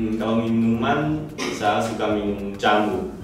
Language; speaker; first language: Indonesian; non-native, learner; Chinese